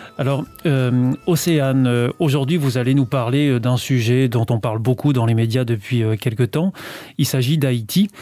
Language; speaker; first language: French; native; French